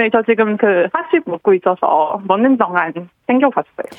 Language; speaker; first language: Korean; non-native, learner; Chinese